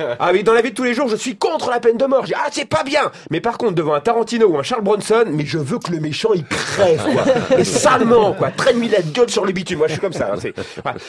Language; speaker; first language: French; native; French